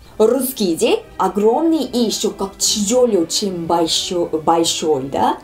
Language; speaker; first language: Russian; non-native, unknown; Korean